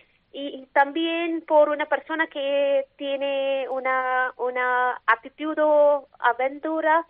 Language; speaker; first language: Spanish; non-native, learner; Malayalam